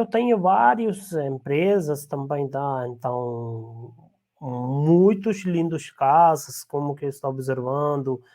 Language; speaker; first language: Portuguese; non-native, learner; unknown